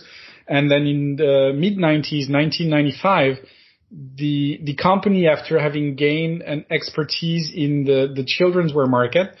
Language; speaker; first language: English; non-native, fluent; French